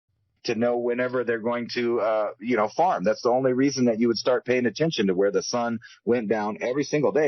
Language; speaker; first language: English; native; English